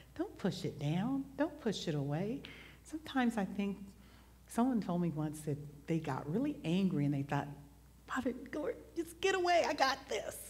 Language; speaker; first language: English; native; English